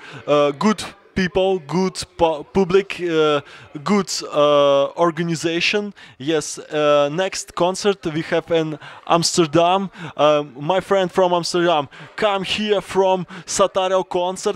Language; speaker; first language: English; non-native, learner; Russian